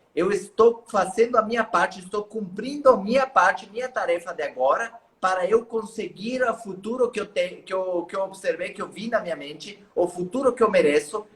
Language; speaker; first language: Portuguese; non-native, fluent; Spanish